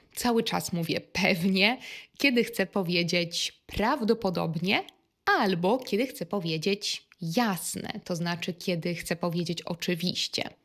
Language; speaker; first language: Polish; native; Polish